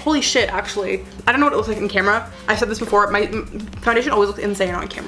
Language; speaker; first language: English; native; English